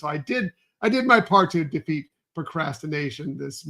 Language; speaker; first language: English; native; English